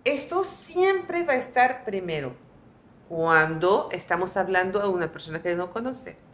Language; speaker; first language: Spanish; non-native, fluent; French